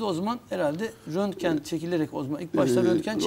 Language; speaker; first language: Turkish; native; Turkish